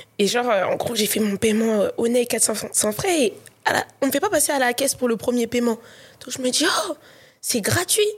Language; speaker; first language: French; native; French